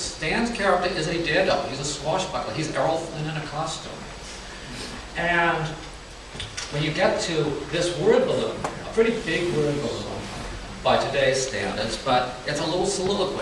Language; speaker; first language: English; native; English